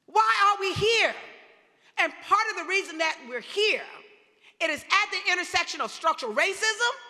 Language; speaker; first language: English; native; English